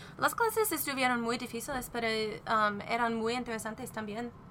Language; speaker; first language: Spanish; non-native, learner; English